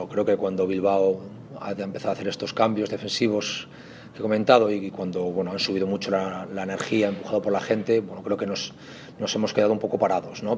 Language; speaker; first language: Spanish; native; Spanish